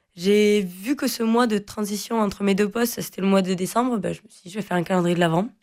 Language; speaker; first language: French; non-native, local second language; Occitan